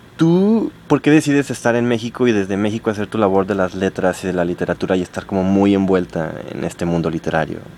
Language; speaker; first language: Spanish; native; Spanish